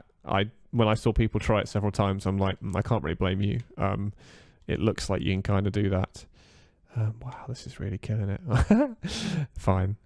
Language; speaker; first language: English; native; English